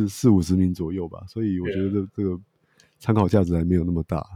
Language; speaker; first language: Chinese; native; Chinese